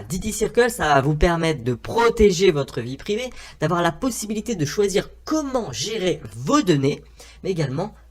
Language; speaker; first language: French; native; French